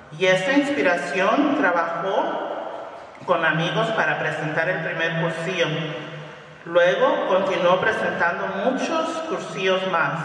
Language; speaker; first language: Spanish; early bilingual, heritage; Spanish